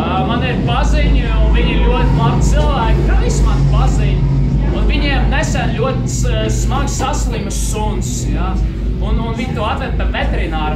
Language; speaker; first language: Latvian; non-native, local second language; Russian